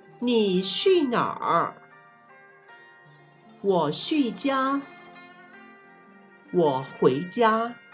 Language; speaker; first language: Chinese; non-native, fluent; Thai